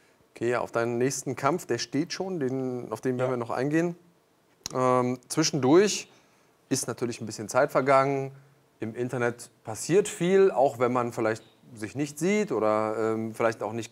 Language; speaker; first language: German; native; German